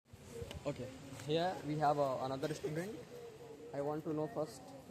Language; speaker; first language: English; non-native, local second language; Hindi